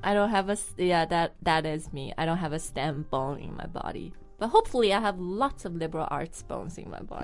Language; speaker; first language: English; non-native, fluent; Chinese